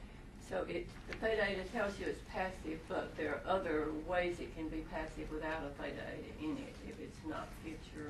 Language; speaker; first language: English; native; English